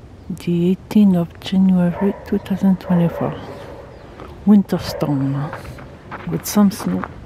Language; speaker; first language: English; non-native, learner; French